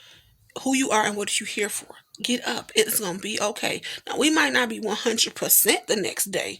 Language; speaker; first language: English; native; English